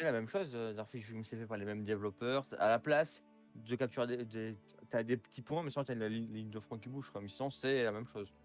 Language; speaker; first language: French; native; French